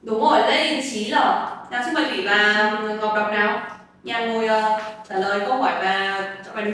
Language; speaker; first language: Chinese; non-native, fluent; Vietnamese